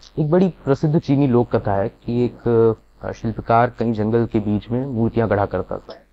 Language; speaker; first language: Hindi; native; Hindi